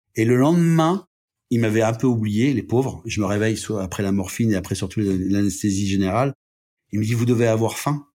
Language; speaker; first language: French; native; French